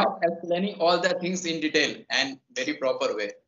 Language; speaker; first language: English; non-native, local second language; Hindi